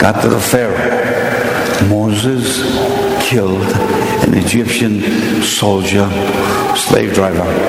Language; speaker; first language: English; native; English